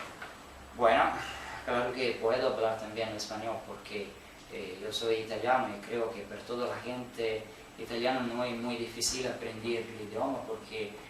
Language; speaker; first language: Spanish; non-native, learner; Italian